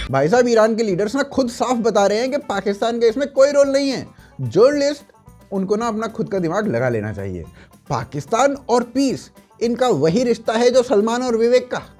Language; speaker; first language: Hindi; native; Hindi